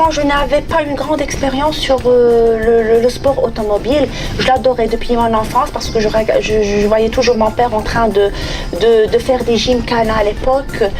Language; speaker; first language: French; non-native, local second language; Arabic